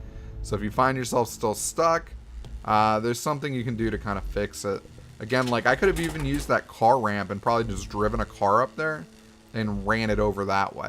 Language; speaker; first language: English; native; English